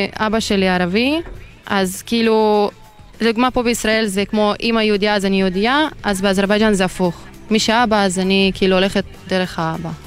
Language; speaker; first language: Hebrew; non-native, fluent; Azerbaijani